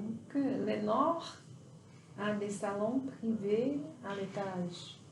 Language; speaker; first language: French; non-native, learner; Portuguese